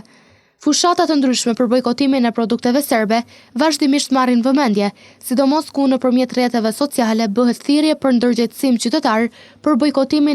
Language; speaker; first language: Albanian; native; Albanian